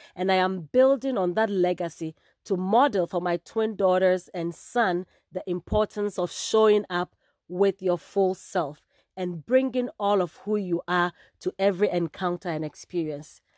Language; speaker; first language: English; non-native, local second language; Akan